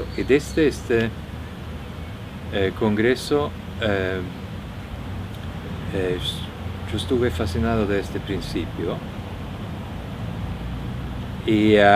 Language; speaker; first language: Spanish; non-native, fluent; Norwegian